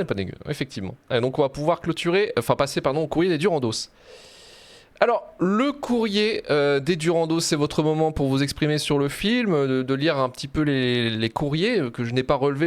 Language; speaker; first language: French; native; French